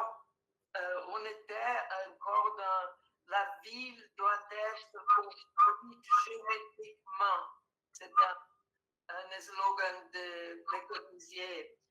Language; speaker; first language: French; non-native, fluent; Portuguese